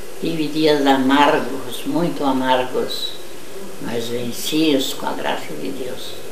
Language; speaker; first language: Portuguese; early bilingual, other home language; German